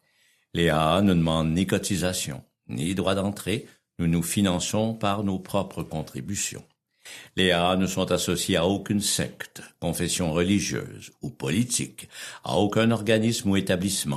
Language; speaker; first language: French; native; French